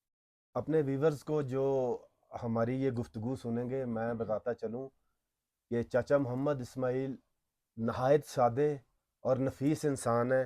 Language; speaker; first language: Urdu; non-native, local second language; Punjabi